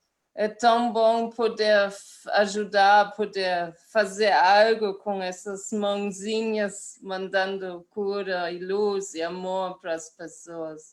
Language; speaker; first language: Portuguese; non-native, fluent; German